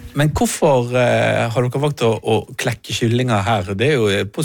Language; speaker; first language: Norwegian; native; Norwegian